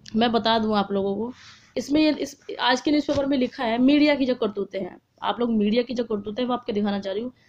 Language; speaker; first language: Hindi; native; Hindi